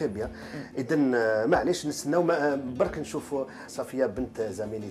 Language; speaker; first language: Arabic; native; Arabic